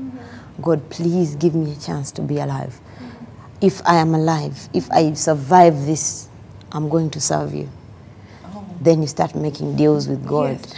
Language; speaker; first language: English; non-native, local second language; Ganda